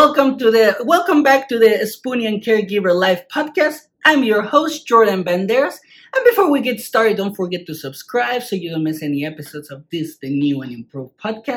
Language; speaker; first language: English; non-native, fluent; Spanish